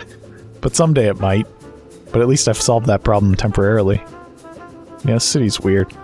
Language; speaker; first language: English; native; English